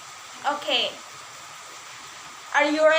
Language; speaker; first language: English; non-native, learner; Indonesian